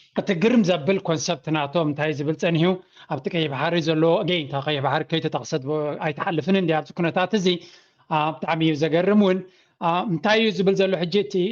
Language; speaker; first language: Tigrinya; non-native, local second language; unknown